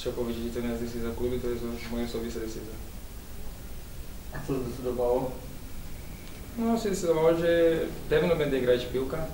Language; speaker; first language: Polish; non-native, learner; Portuguese